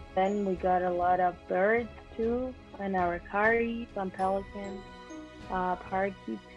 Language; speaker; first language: English; non-native, fluent; Spanish